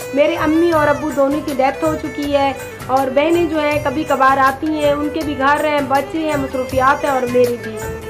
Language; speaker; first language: Urdu; native; Urdu